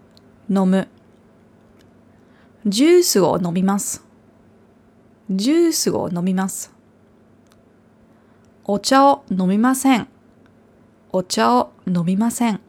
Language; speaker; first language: Japanese; non-native, fluent; German